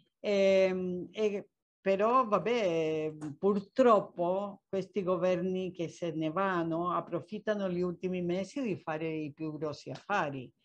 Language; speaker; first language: Italian; non-native, fluent; Spanish